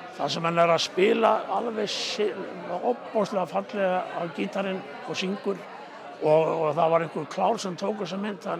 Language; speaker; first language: Icelandic; native; Icelandic